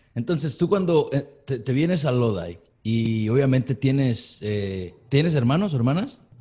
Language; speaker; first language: Spanish; native; Spanish